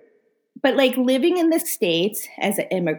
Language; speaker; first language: English; early bilingual, other home language; Korean